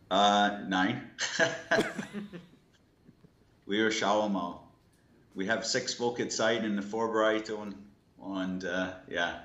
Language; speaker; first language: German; non-native, learner; English